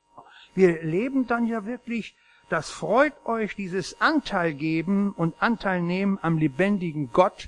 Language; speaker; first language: German; native; German